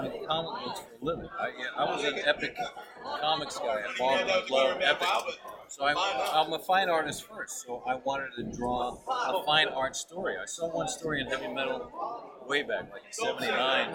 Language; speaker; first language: English; native; English